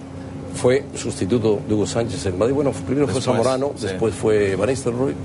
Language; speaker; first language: Spanish; native; Spanish